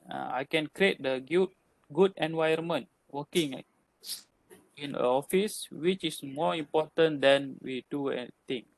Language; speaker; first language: English; non-native, learner; Malay